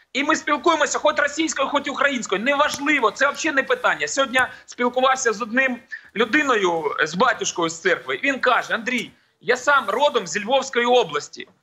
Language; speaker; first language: Ukrainian; native; Ukrainian